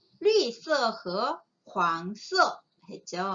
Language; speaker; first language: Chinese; non-native, fluent; Korean